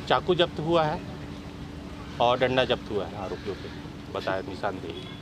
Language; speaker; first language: Hindi; native; Hindi